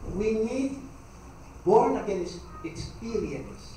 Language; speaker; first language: English; non-native, local second language; Filipino